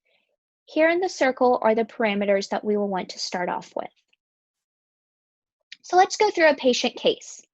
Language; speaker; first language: English; native; English